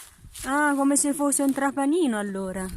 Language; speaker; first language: Italian; non-native, learner; Filipino